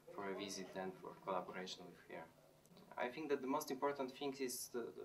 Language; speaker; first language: English; non-native, fluent; Polish